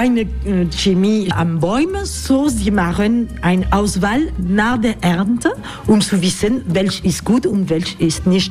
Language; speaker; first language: German; non-native, learner; French